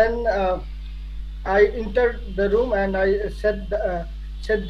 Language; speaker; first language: English; non-native, learner; Hindi